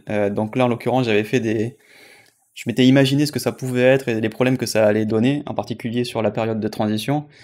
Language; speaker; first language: French; native; French